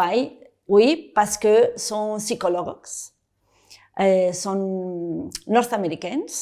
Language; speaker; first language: French; non-native, fluent; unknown